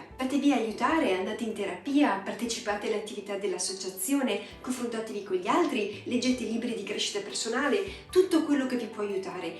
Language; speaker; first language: Italian; native; Italian